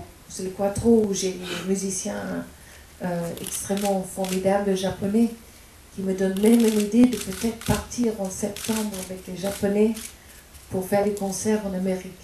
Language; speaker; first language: French; non-native, fluent; English